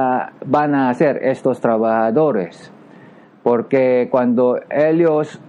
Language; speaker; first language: Spanish; non-native, learner; Japanese